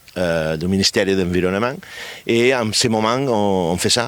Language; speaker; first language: French; non-native, fluent; Catalan